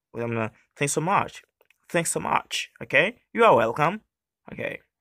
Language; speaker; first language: English; non-native, learner; Haitian Creole